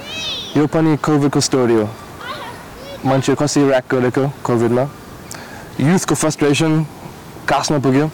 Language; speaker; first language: Nepali; non-native, learner; English